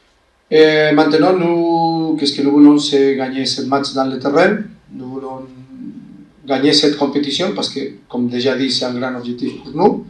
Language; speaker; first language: French; non-native, fluent; Spanish